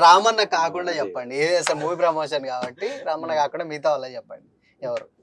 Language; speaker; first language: Telugu; native; Telugu